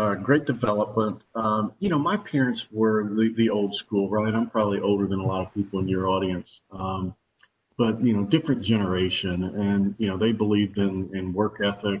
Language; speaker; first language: English; native; English